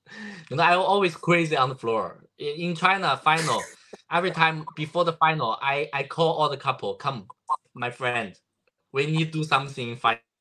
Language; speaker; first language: English; non-native, learner; Chinese